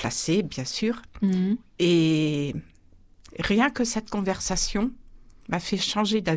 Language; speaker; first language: French; native; French